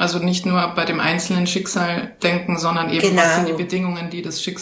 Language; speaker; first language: German; native; German